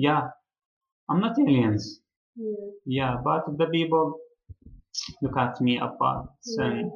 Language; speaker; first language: English; non-native, learner; Arabic